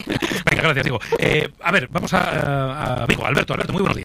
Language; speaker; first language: Spanish; native; Spanish